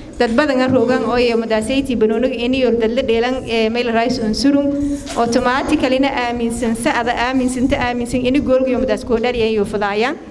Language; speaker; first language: Somali; native; Somali